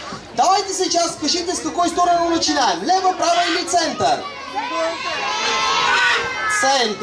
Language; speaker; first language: Russian; non-native, learner; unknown